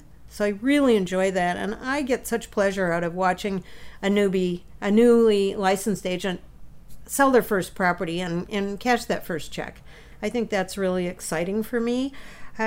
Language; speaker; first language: English; native; English